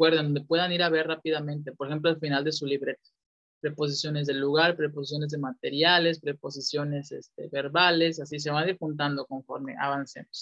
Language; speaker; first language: Spanish; native; Spanish